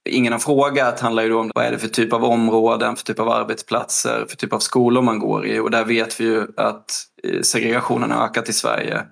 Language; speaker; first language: Swedish; native; Swedish